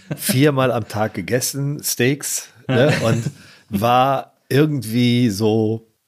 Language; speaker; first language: German; native; German